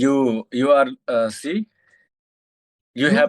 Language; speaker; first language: English; non-native, learner; Hindi